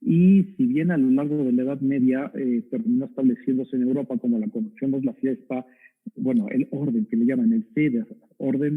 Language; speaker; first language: Spanish; native; Spanish